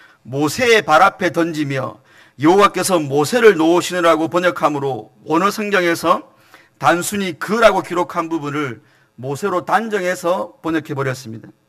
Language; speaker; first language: Korean; native; Korean